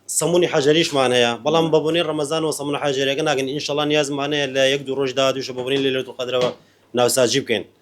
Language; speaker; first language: Central Kurdish; native; Central Kurdish